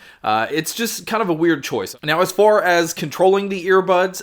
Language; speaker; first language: English; native; English